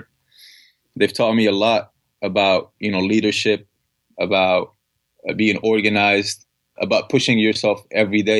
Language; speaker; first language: English; non-native, fluent; Arabic